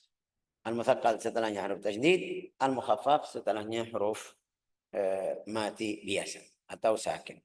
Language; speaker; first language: Indonesian; non-native, fluent; Arabic